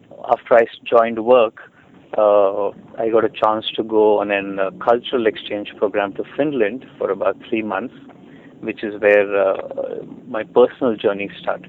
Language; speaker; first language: English; non-native, local second language; Hindi